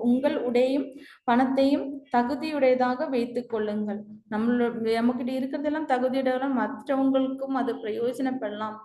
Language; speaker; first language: Tamil; non-native, local second language; Malayalam